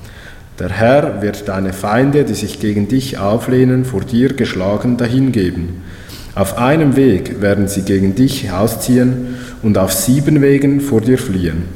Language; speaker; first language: German; native; German